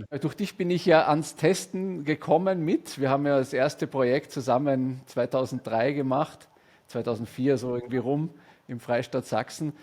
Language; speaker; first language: German; native; German